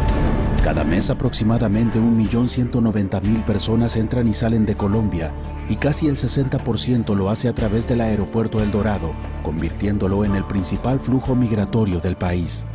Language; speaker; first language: Spanish; native; Spanish